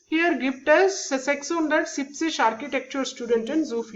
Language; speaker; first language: German; non-native, learner; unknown